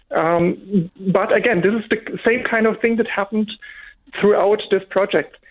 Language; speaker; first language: English; non-native, fluent; German